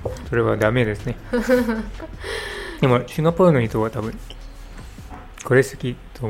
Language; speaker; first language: Japanese; non-native, learner; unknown